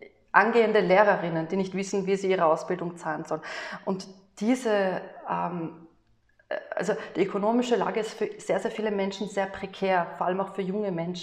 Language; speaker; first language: German; native; German